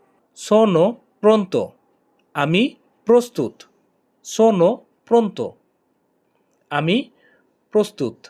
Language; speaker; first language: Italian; non-native, learner; Bangla